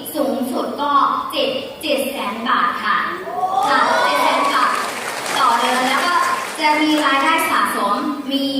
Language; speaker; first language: Thai; non-native, learner; Burmese